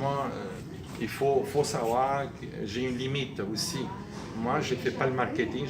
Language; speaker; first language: French; native; French